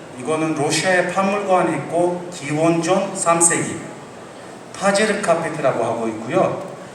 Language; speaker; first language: Korean; non-native, fluent; Turkish